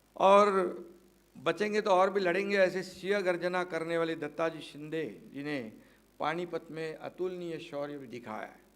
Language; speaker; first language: Hindi; non-native, local second language; Marathi